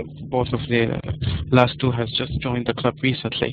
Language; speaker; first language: English; non-native, fluent; Arabic